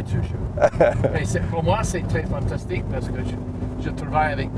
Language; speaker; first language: French; non-native, learner; English